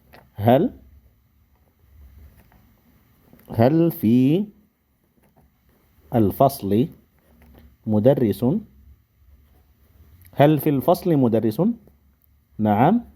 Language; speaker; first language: Arabic; non-native, fluent; Indonesian